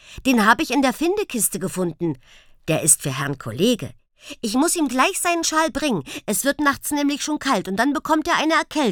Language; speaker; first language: German; native; German